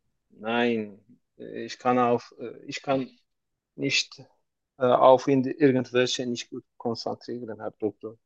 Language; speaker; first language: German; non-native, learner; Turkish